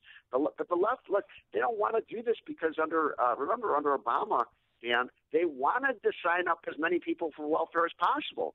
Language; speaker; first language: English; native; English